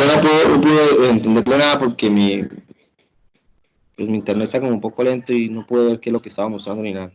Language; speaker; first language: Spanish; native; Spanish